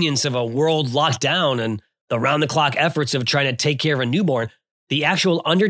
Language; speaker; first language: English; native; English